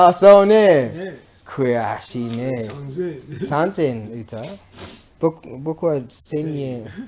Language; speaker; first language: Japanese; non-native, learner; English